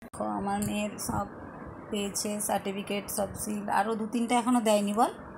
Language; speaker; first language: Hindi; non-native, local second language; Bangla